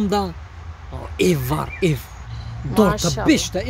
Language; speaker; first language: Turkish; non-native, learner; Tajik